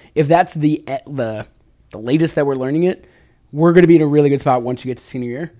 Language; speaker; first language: English; native; English